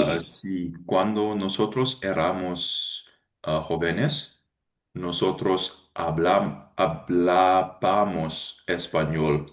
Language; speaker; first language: Spanish; non-native, learner; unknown